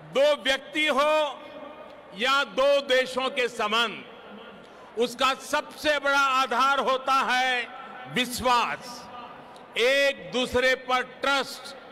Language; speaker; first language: Hindi; non-native, local second language; Gujarati